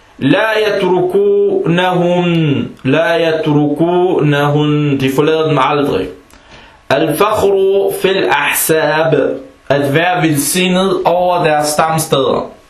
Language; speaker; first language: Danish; early bilingual, other home language; Arabic